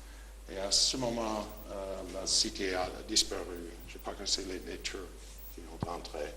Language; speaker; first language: French; non-native, fluent; English